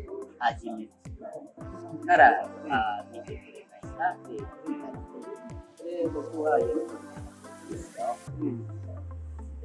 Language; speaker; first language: Japanese; non-native, fluent; Indonesian